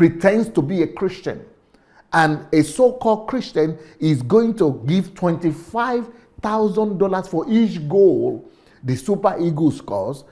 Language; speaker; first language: English; non-native, local second language; Yoruba